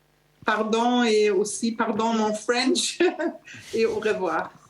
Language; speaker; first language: French; non-native, learner; German